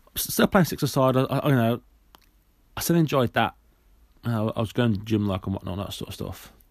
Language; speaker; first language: English; native; English